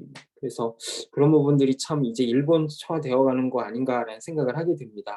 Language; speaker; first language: Korean; native; Korean